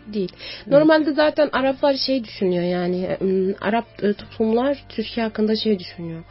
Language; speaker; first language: Turkish; non-native, fluent; Arabic